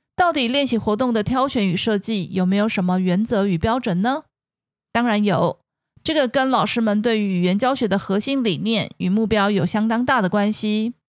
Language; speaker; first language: Chinese; native; Chinese